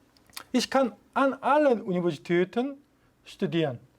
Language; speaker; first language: German; non-native, fluent; Korean